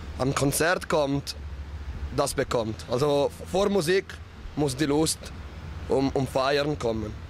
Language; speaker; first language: German; non-native, local second language; Italian